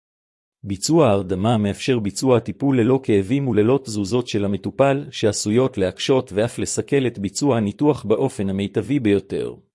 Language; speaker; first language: Hebrew; native; Hebrew